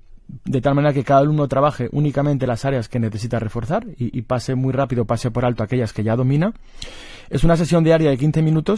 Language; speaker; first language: Spanish; native; Spanish